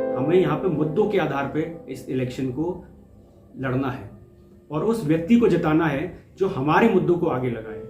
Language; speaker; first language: Hindi; native; Hindi